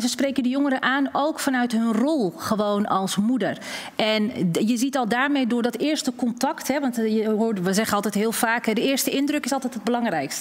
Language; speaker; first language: Dutch; native; Dutch